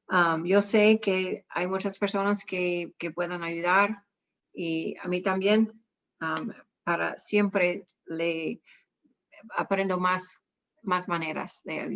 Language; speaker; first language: Spanish; non-native, learner; English